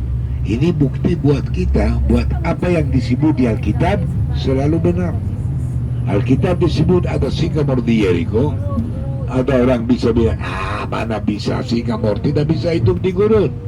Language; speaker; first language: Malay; non-native, fluent; Hebrew